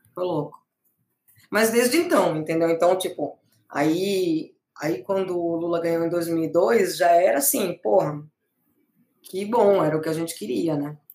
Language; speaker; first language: Portuguese; early bilingual, other home language; Spanish